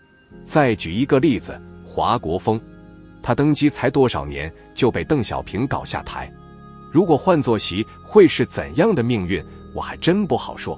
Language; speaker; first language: Chinese; native; Chinese